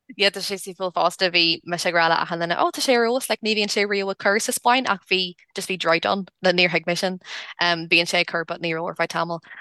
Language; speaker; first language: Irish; non-native, local second language; English